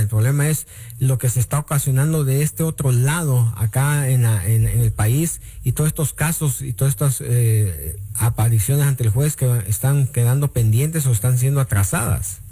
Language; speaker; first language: Spanish; native; Spanish